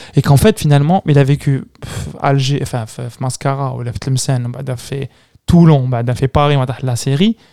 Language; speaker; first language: French; non-native, local second language; Arabic